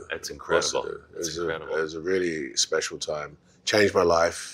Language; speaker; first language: English; native; English